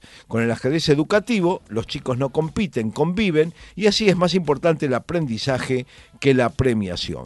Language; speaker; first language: Spanish; native; Spanish